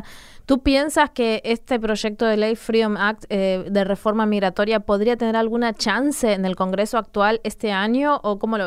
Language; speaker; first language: Spanish; native; Spanish